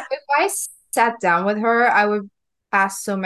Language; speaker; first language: English; non-native, fluent; Spanish